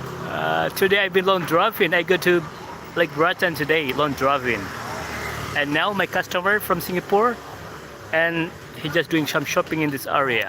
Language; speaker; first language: English; non-native, learner; Indonesian